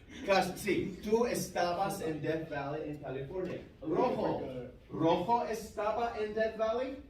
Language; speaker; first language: Spanish; non-native, fluent; English